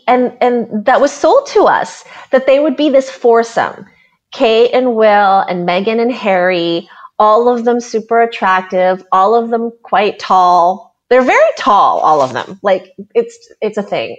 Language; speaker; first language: English; native; English